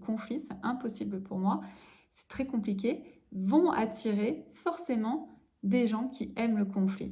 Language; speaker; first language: French; native; French